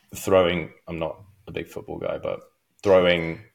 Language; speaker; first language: English; native; English